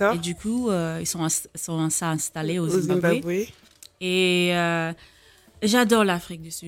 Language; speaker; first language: French; non-native, fluent; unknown